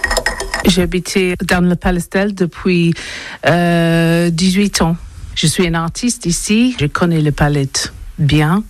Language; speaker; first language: French; non-native, learner; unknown